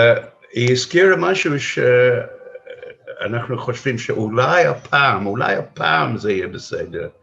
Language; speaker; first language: Hebrew; non-native, fluent; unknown